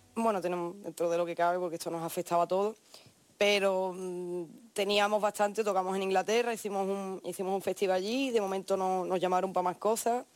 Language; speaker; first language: Spanish; native; Spanish